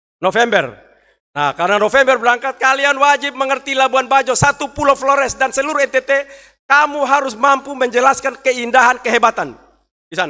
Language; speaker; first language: Indonesian; native; Indonesian